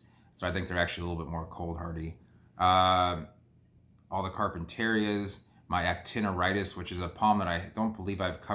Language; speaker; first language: English; native; English